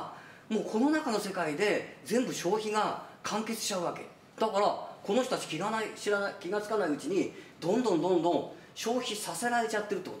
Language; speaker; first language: Japanese; native; Japanese